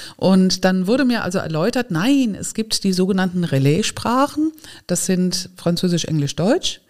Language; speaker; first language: German; native; German